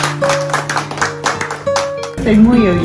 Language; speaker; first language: Spanish; non-native, learner; English